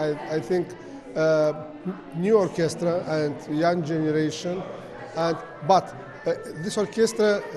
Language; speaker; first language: English; non-native, learner; Azerbaijani